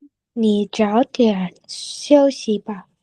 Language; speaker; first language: Chinese; non-native, learner; Vietnamese